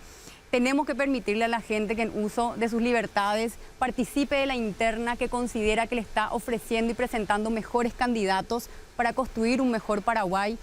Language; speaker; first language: Spanish; native; Spanish